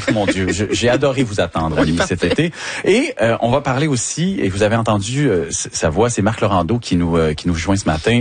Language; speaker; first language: French; native; French